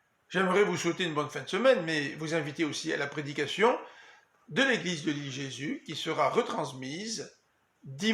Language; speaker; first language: French; native; French